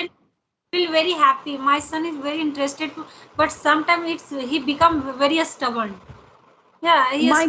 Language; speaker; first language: English; non-native, learner; Hindi